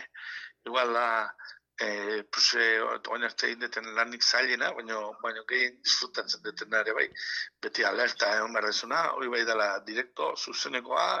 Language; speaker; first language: Basque; native; Basque